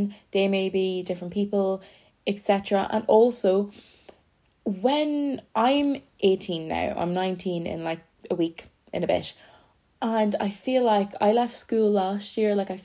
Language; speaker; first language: English; native; English